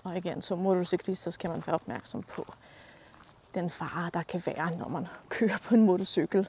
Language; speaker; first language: Danish; non-native, fluent; Polish